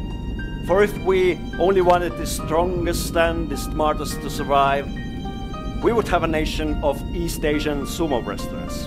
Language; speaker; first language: English; non-native, fluent; Estonian